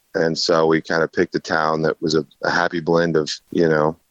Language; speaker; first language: English; native; English